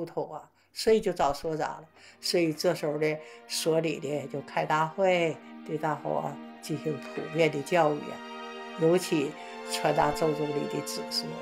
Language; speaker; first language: Chinese; native; Chinese